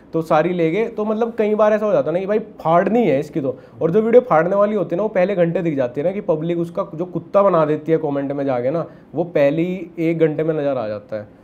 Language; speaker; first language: Hindi; native; Hindi